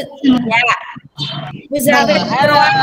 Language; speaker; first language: French; non-native, fluent; Indonesian